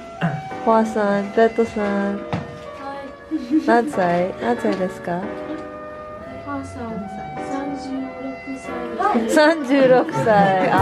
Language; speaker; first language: Japanese; non-native, learner; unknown